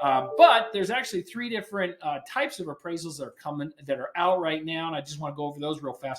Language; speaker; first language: English; native; English